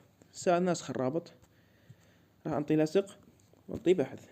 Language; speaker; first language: Arabic; native; Arabic